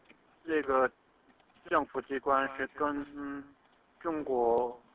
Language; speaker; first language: Chinese; non-native, fluent; Korean